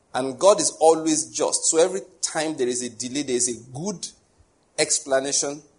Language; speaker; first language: English; non-native, local second language; Yoruba